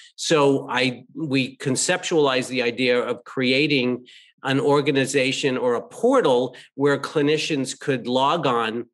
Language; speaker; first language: English; native; English